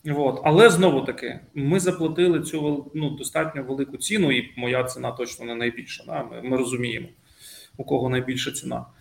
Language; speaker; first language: Ukrainian; non-native, local second language; Russian